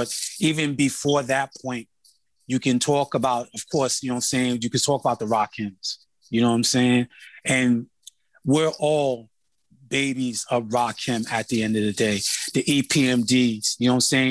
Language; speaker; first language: English; native; English